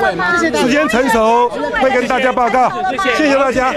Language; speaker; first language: Chinese; native; Chinese